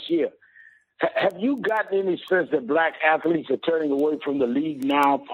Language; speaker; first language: English; native; English